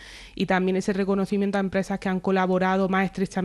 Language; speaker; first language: Spanish; native; Spanish